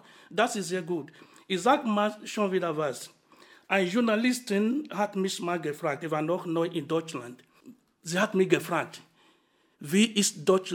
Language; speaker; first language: German; non-native, fluent; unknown